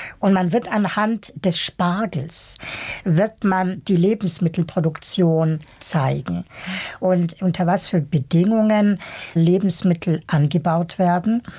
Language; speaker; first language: German; early bilingual, other home language; Bosnian